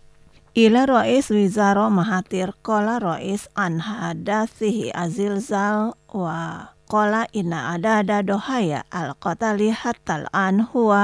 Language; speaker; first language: Arabic; non-native, learner; Indonesian